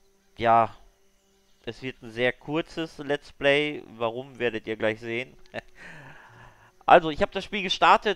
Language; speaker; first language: German; native; German